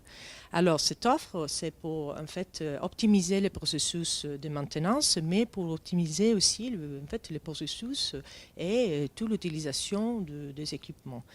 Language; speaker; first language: French; non-native, fluent; Italian